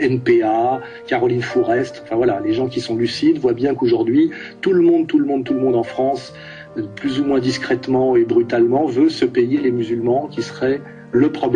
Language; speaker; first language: French; native; French